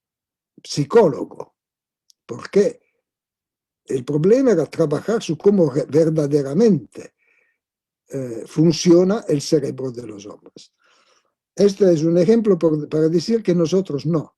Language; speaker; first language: Spanish; non-native, fluent; Italian